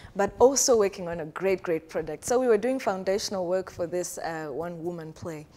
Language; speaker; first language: English; non-native, local second language; Shona